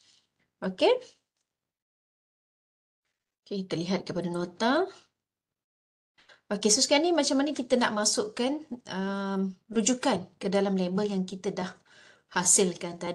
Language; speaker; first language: Malay; native; Malay